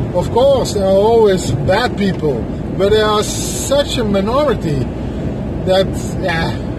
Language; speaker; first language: English; non-native, fluent; Dutch